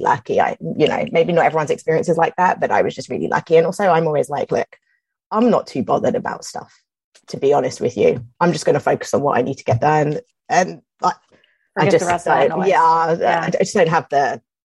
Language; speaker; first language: English; native; English